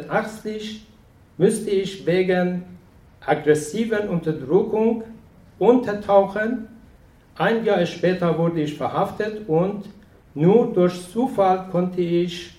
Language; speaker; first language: German; non-native, fluent; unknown